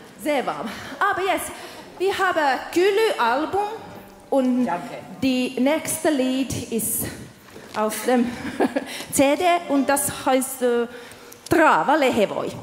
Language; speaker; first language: German; non-native, learner; Finnish